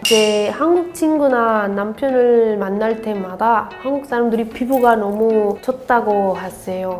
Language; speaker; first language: Korean; non-native, learner; Spanish